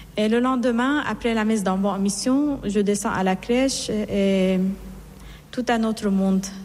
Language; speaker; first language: French; non-native, fluent; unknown